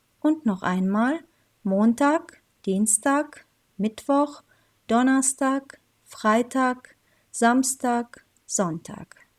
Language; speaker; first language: German; non-native, fluent; Turkish